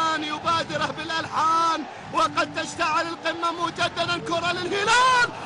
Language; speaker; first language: Arabic; native; Arabic